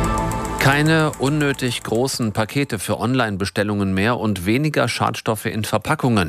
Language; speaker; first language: German; native; German